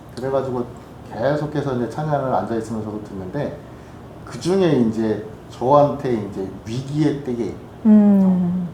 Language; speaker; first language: Korean; native; Korean